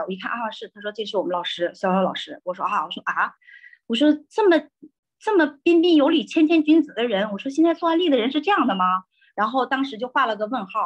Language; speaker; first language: Chinese; native; Chinese